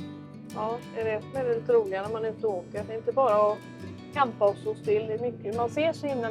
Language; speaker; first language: Swedish; native; Swedish